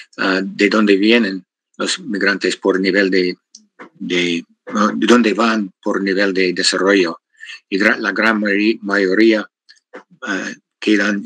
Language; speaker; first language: Spanish; non-native, fluent; English